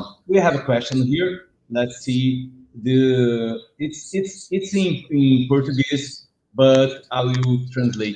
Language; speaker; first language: English; non-native, learner; Portuguese